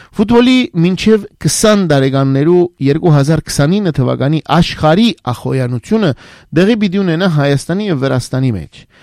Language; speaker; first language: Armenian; early bilingual, heritage; Armenian